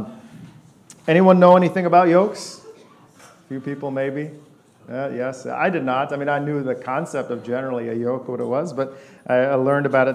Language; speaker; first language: English; native; English